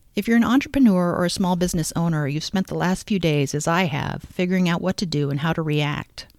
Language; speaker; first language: English; native; English